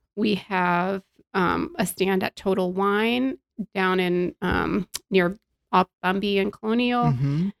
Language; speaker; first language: English; native; English